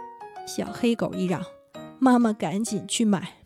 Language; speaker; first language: Chinese; native; Chinese